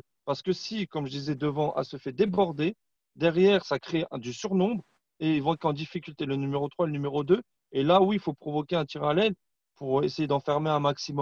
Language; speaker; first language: French; non-native, fluent; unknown